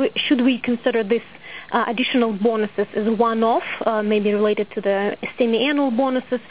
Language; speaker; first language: English; non-native, fluent; Russian